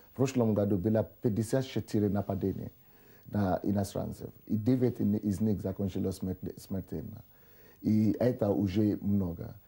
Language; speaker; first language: Russian; non-native, fluent; Yoruba